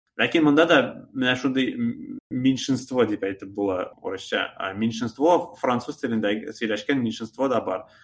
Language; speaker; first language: Tatar; native; Tatar